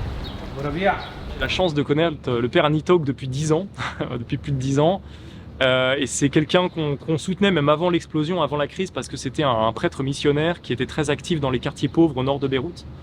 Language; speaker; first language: French; native; French